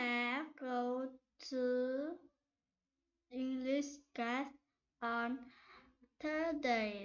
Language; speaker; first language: English; non-native, learner; Vietnamese